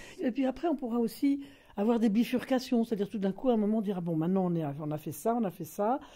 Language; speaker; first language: French; native; French